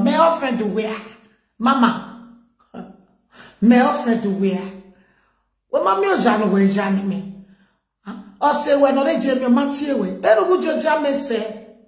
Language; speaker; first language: English; non-native, local second language; Bini